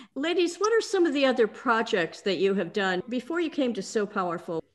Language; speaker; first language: English; native; English